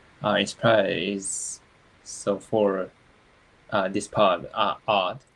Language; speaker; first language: English; non-native, learner; Japanese